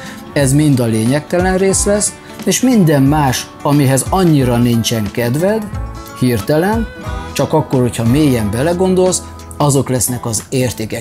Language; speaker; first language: Hungarian; native; Hungarian